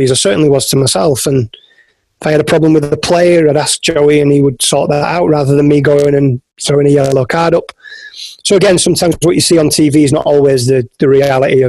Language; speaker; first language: English; native; English